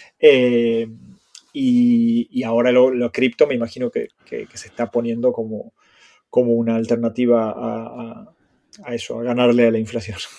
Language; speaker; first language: Spanish; native; Spanish